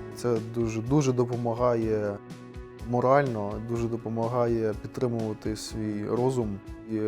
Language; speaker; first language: Ukrainian; native; Ukrainian